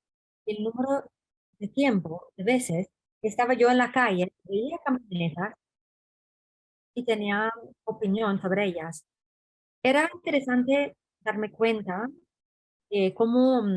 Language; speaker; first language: Spanish; non-native, fluent; English